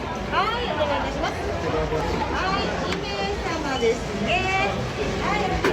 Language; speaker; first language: Japanese; native; Japanese